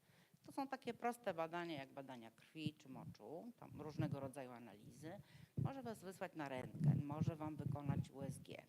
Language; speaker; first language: Polish; native; Polish